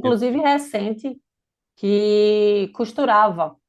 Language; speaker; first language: Portuguese; native; Portuguese